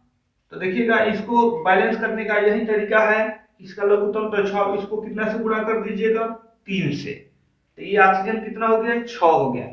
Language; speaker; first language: Hindi; native; Hindi